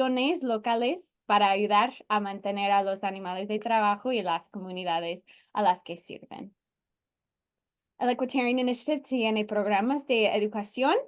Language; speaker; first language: Spanish; non-native, fluent; English